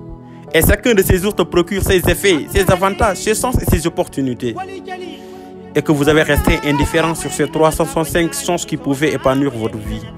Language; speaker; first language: French; non-native, local second language; Wolof